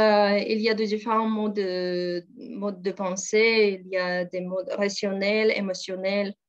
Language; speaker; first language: French; non-native, fluent; Russian